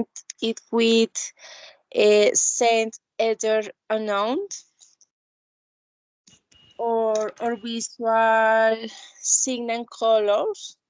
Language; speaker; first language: English; non-native, learner; Spanish